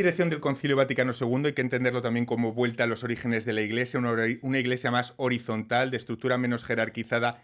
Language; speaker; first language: Spanish; native; Spanish